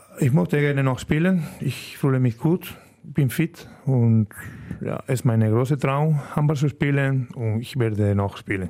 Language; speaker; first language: German; non-native, learner; Spanish